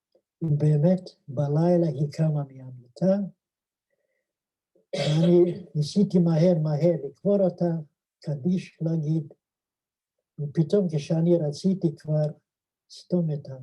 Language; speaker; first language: Hebrew; non-native, fluent; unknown